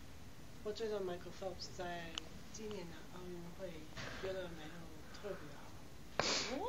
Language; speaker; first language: Chinese; non-native, learner; English